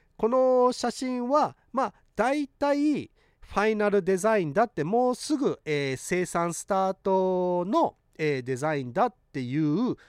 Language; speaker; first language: Japanese; early bilingual, heritage; Japanese